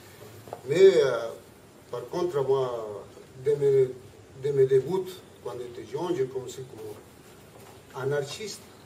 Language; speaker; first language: French; non-native, learner; Spanish